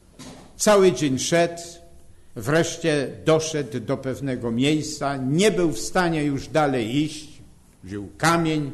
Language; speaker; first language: Polish; native; Polish